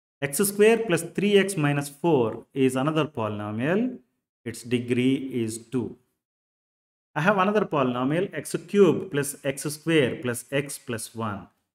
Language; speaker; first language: English; non-native, local second language; Telugu